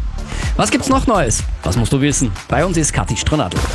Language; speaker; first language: German; native; German